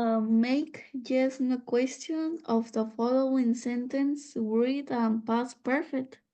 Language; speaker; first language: English; non-native, learner; Spanish